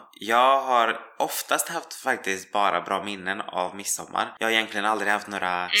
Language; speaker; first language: Swedish; native; Swedish